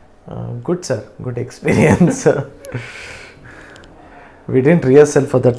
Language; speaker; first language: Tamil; non-native, learner; Kannada